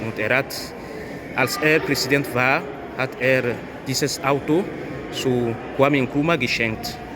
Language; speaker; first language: German; non-native, fluent; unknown